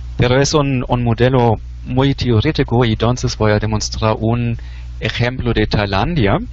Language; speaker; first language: Spanish; non-native, fluent; German